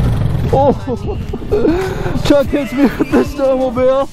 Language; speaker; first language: English; native; English